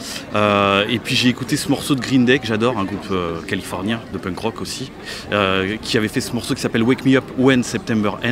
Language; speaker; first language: French; native; French